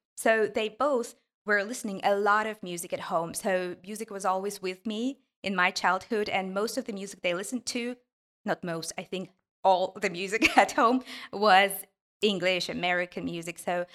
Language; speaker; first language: English; non-native, fluent; Ukrainian